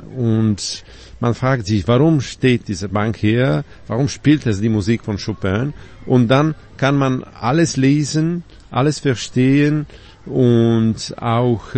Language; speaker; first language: German; non-native, fluent; Polish